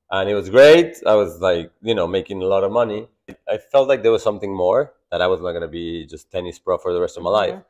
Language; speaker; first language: English; non-native, fluent; Spanish